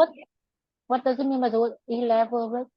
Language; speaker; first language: English; non-native, learner; Vietnamese